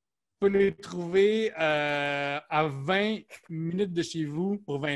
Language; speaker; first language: French; native; French